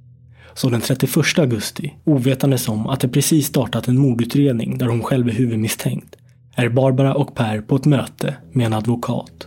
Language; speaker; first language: Swedish; native; Swedish